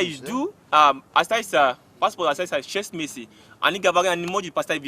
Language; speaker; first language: Russian; non-native, learner; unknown